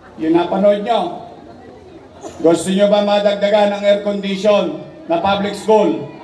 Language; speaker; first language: Filipino; native; Filipino